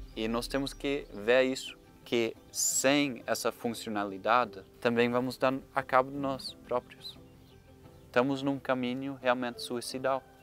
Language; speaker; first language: Portuguese; non-native, fluent; German